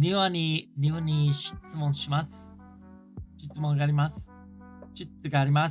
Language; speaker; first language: Japanese; non-native, learner; English